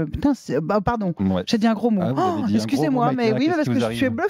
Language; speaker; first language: French; native; French